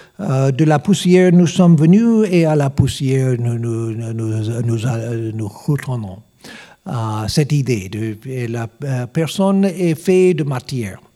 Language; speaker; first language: French; non-native, learner; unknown